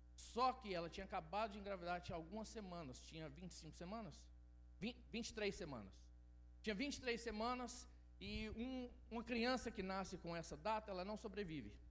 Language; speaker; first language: Portuguese; early bilingual, heritage; Portuguese